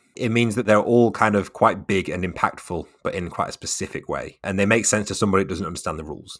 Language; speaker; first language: English; native; English